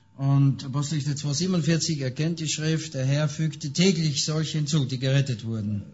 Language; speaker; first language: German; native; German